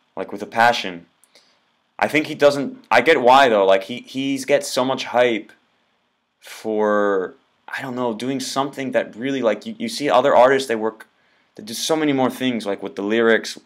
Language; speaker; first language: English; native; English